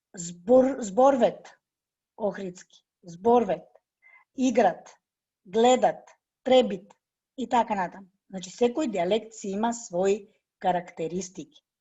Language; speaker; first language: Macedonian; native; Macedonian